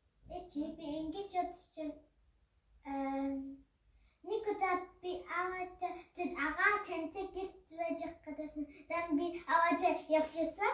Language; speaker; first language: Mongolian; early bilingual, heritage; Mongolian